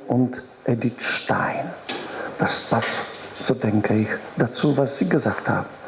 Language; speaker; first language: German; non-native, fluent; Polish